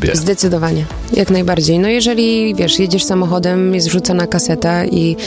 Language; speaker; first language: Polish; early bilingual, heritage; Polish